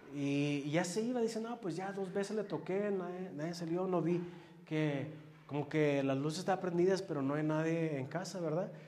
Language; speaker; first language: Spanish; early bilingual, heritage; Spanish